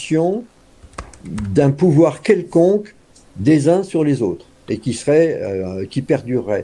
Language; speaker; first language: French; native; French